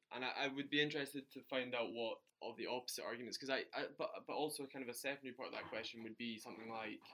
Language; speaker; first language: English; non-native, fluent; German